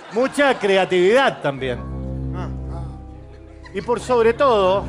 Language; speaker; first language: Spanish; native; Spanish